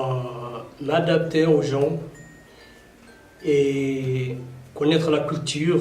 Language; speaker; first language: French; non-native, fluent; Tigrinya